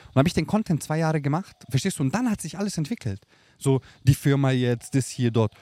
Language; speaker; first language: German; early bilingual, other home language; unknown